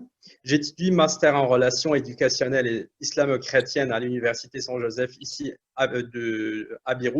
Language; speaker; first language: French; non-native, learner; Arabic